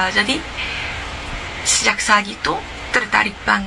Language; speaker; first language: Indonesian; non-native, fluent; Korean